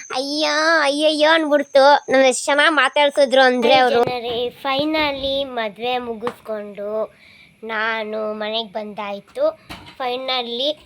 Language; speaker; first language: Kannada; non-native, local second language; Kodava